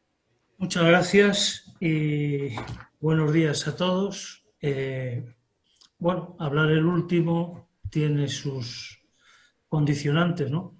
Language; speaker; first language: Spanish; native; Spanish